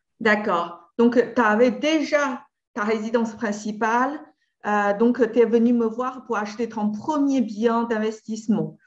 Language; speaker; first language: French; native; French